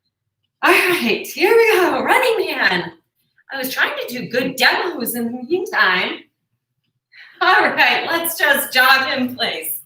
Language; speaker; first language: English; native; English